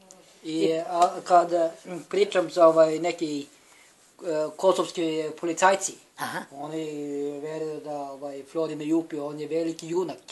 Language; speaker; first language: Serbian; non-native, learner; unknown